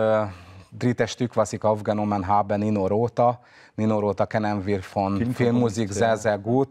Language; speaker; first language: German; non-native, fluent; Hungarian